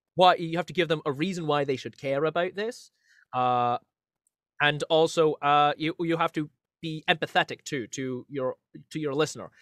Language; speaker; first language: English; native; English